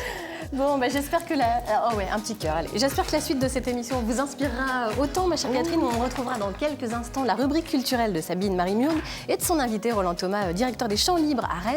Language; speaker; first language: French; native; French